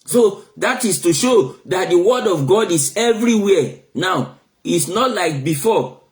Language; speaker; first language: English; non-native, local second language; Yoruba